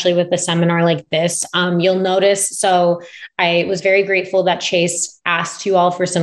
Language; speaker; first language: English; native; English